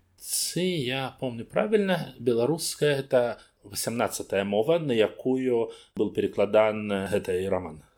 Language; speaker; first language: Belarusian; non-native, learner; Russian